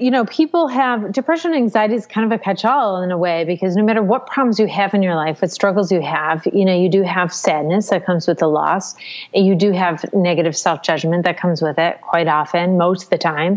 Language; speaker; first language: English; native; English